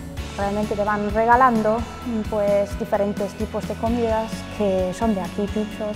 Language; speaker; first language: Spanish; non-native, fluent; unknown